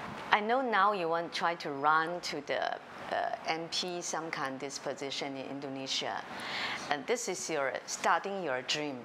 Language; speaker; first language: English; non-native, learner; Chinese